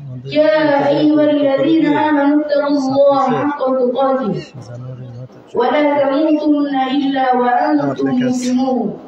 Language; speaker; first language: Arabic; non-native, learner; Bangla